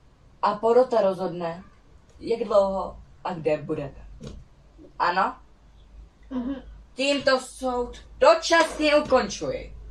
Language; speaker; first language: Czech; native; Czech